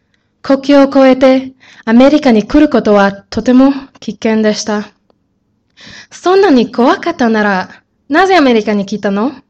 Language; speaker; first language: Japanese; non-native, learner; English